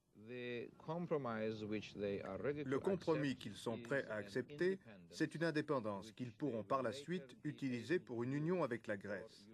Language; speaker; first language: French; non-native, fluent; Turkish